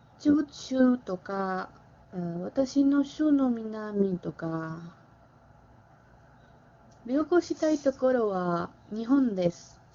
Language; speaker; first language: Japanese; non-native, learner; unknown